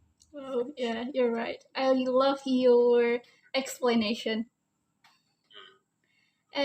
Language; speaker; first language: English; non-native, learner; Indonesian